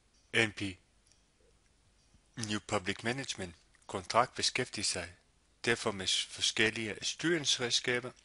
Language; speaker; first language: Danish; non-native, fluent; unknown